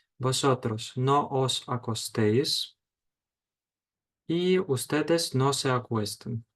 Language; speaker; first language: Spanish; non-native, fluent; Ukrainian